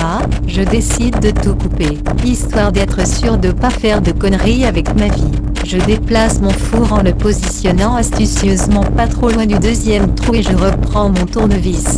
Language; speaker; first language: French; native; French